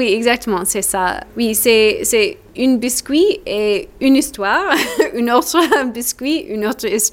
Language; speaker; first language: French; non-native, learner; English